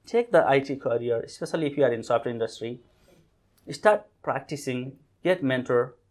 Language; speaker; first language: English; non-native, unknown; Nepali